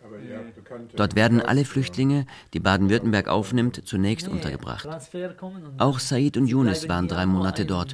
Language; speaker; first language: German; native; German